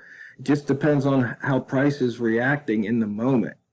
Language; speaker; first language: English; native; English